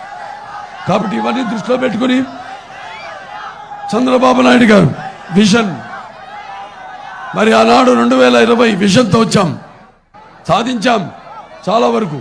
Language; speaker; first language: Telugu; native; Telugu